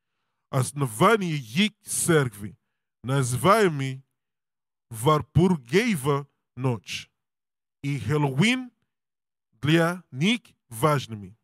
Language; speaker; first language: Russian; non-native, learner; English